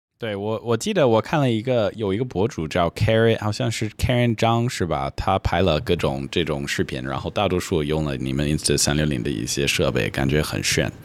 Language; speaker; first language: Chinese; non-native, fluent; English